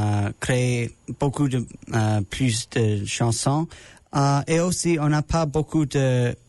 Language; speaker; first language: French; non-native, learner; English